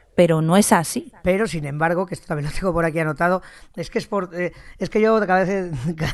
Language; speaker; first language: Spanish; native; Spanish